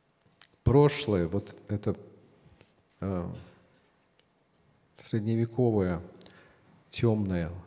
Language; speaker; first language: Russian; native; Russian